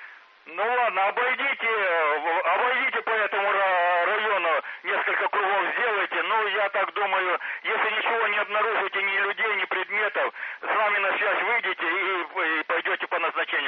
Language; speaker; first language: Russian; native; Russian